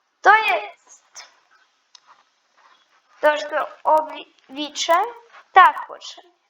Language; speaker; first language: Polish; non-native, learner; Ukrainian